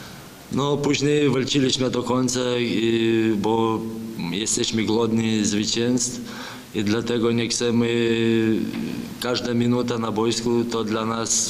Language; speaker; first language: Polish; non-native, fluent; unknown